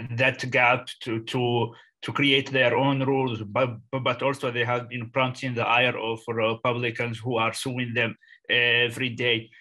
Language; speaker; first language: English; non-native, fluent; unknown